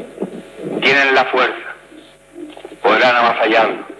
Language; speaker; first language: Spanish; native; Spanish